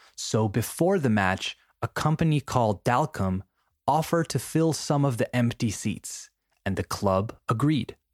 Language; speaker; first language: English; non-native, fluent; Spanish